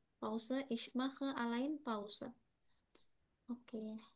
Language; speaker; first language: German; non-native, fluent; Indonesian